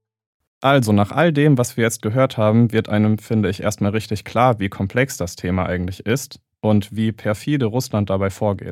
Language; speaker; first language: German; native; German